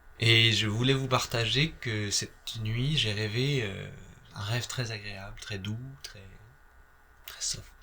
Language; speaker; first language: French; native; French